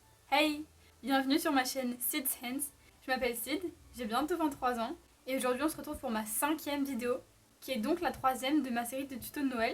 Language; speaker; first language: French; native; French